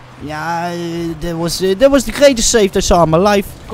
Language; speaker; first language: English; non-native, learner; Dutch